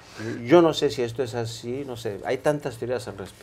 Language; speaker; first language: Spanish; native; Spanish